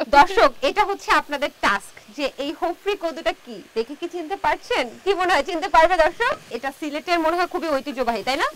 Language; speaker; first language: Bangla; native; Bangla